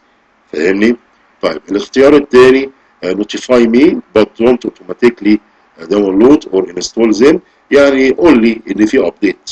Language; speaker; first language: Arabic; native; Arabic